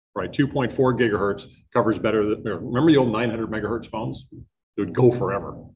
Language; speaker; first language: English; native; English